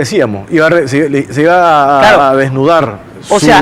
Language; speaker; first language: Spanish; native; Spanish